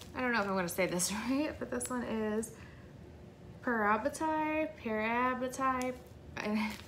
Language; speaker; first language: English; native; English